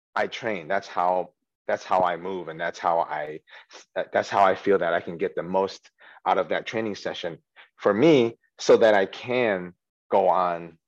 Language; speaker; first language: English; early bilingual, other home language; Chinese